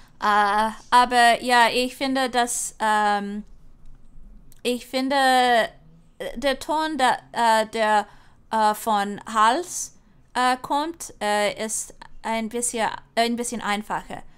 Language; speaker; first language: German; non-native, learner; English